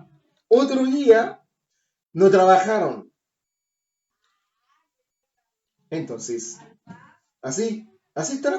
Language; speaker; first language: Spanish; non-native, learner; Haitian Creole